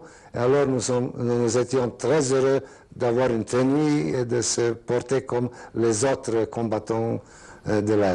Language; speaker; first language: French; non-native, fluent; Serbian